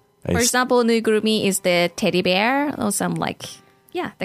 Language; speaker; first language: English; non-native, fluent; Japanese